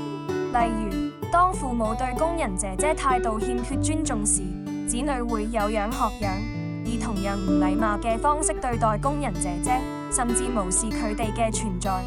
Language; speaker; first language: Cantonese; native; Cantonese